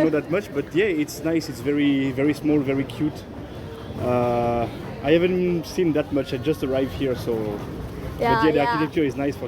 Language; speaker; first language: English; non-native, learner; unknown